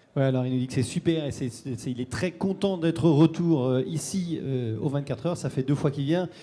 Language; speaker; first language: French; native; French